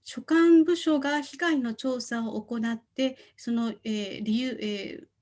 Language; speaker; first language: Japanese; non-native, fluent; Korean